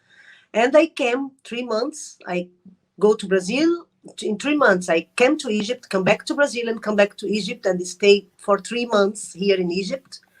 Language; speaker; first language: English; non-native, learner; Arabic